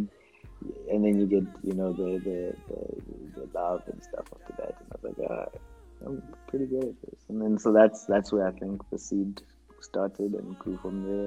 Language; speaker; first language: English; non-native, local second language; Xhosa